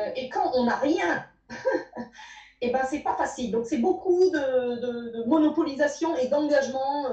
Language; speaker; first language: French; native; French